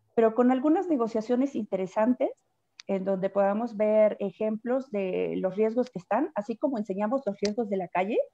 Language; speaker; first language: Spanish; native; Spanish